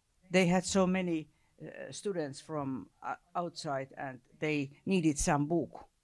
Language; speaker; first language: English; non-native, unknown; Finnish